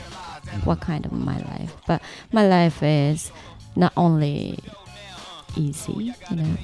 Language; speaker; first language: English; non-native, learner; Japanese